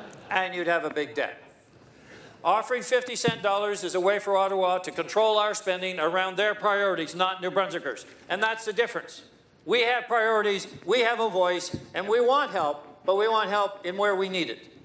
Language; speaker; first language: English; native; English